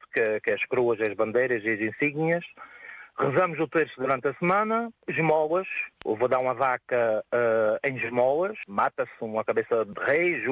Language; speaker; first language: Portuguese; native; Portuguese